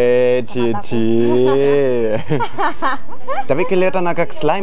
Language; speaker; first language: Indonesian; non-native, fluent; German